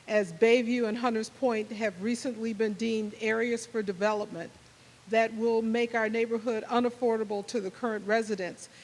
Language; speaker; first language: English; native; English